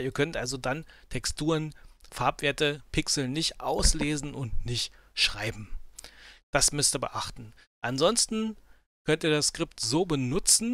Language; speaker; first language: German; native; German